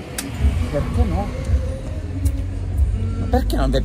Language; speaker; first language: Italian; native; Italian